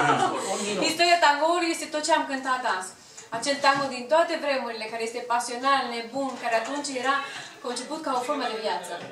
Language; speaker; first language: Romanian; non-native, fluent; Spanish